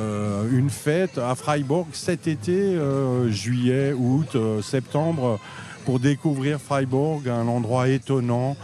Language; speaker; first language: French; native; French